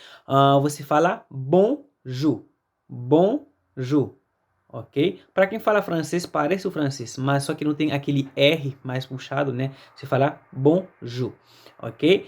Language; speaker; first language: Portuguese; non-native, fluent; Haitian Creole